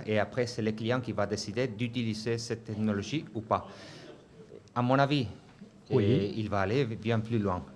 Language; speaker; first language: French; non-native, fluent; Spanish